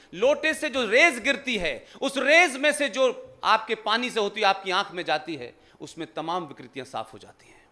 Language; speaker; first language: Hindi; native; Hindi